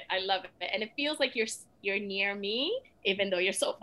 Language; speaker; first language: English; early bilingual, other home language; Krio